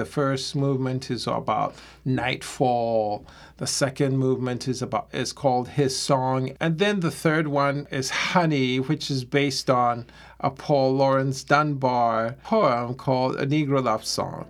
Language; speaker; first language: English; non-native, local second language; Ewe